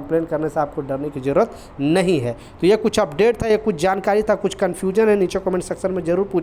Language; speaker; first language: Hindi; native; Hindi